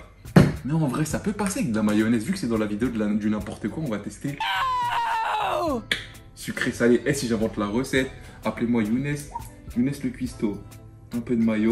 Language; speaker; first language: French; native; French